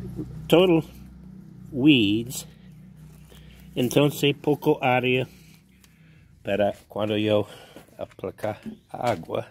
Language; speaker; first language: Spanish; non-native, learner; English